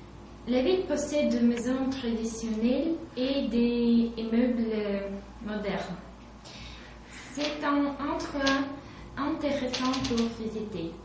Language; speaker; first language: French; non-native, learner; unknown